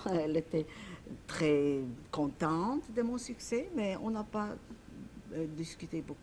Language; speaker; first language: French; non-native, fluent; Polish